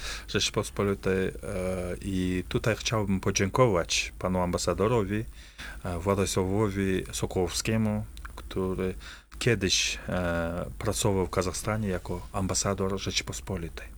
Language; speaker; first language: Polish; non-native, fluent; Kazakh